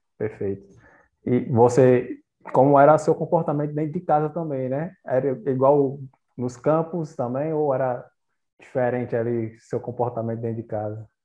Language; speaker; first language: Portuguese; native; Portuguese